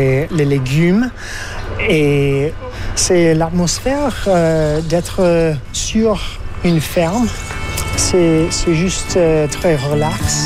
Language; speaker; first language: French; non-native, fluent; English